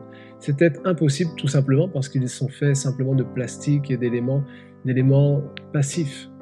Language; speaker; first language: French; native; French